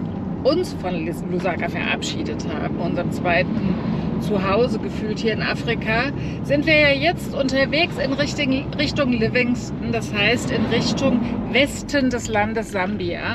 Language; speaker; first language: German; native; German